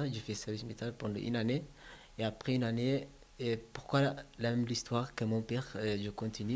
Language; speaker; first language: French; non-native, learner; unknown